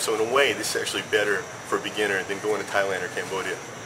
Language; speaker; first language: English; native; English